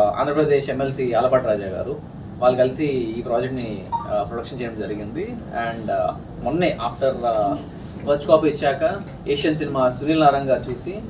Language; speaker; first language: Telugu; native; Telugu